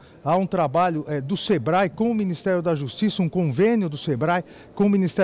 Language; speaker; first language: Portuguese; native; Portuguese